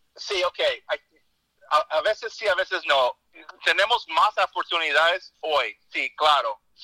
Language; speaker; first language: Spanish; early bilingual, heritage; Spanish